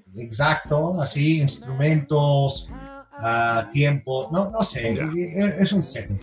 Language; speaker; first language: Spanish; non-native, fluent; English